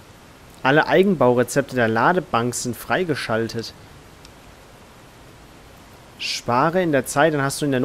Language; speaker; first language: German; native; German